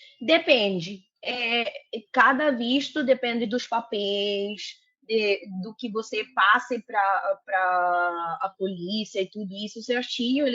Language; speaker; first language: Portuguese; non-native, fluent; Spanish